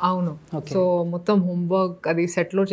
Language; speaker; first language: Telugu; non-native, local second language; Hindi